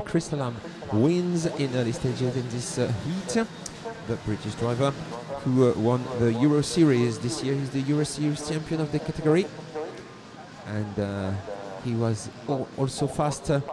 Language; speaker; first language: English; non-native, fluent; French